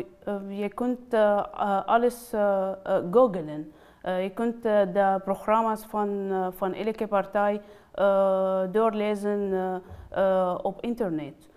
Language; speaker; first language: Dutch; non-native, learner; Arabic